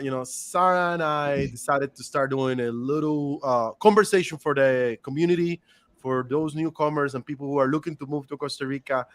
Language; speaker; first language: English; non-native, fluent; Spanish